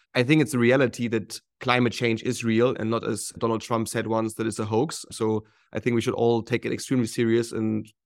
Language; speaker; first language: English; non-native, fluent; German